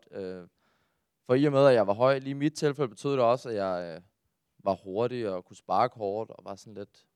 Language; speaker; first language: Danish; native; Danish